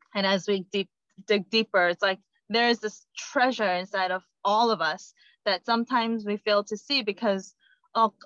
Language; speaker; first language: English; non-native, fluent; Korean